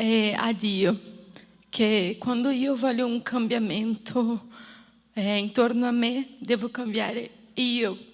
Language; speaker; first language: Italian; non-native, fluent; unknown